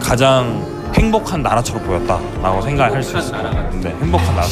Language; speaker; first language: Korean; native; Korean